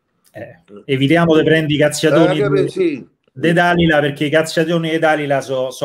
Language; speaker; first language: Italian; native; Italian